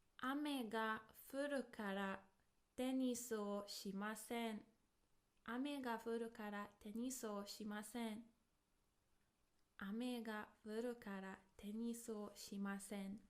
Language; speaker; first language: Japanese; non-native, fluent; English